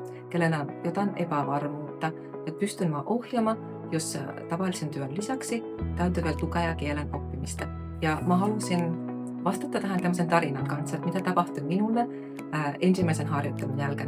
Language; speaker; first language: Finnish; non-native, fluent; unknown